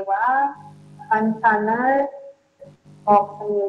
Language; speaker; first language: Korean; non-native, learner; Indonesian